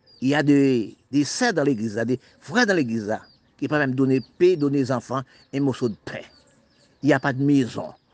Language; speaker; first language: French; non-native, local second language; Haitian Creole